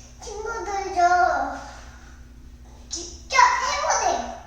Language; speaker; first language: Korean; early bilingual, heritage; Korean